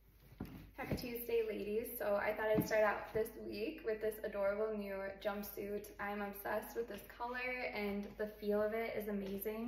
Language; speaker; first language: English; native; English